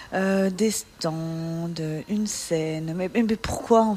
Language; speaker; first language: French; native; French